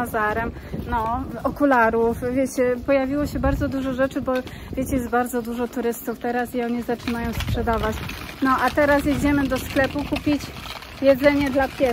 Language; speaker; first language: Polish; native; Polish